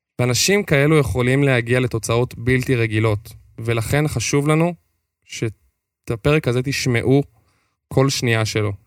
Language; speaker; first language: Hebrew; native; Hebrew